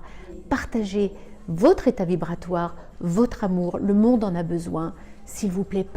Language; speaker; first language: French; native; French